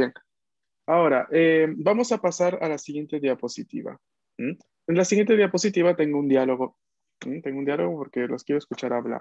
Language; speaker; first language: Spanish; native; Spanish